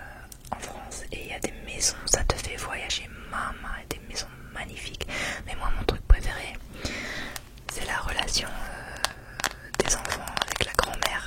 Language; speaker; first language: French; native; French